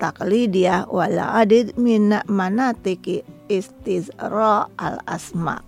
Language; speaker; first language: Arabic; non-native, learner; Indonesian